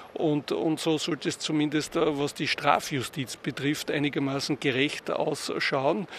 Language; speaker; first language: German; native; German